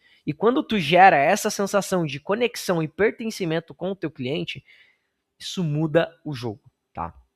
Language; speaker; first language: Portuguese; native; Portuguese